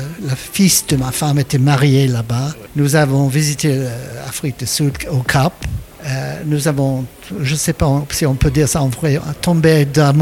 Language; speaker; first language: French; non-native, learner; English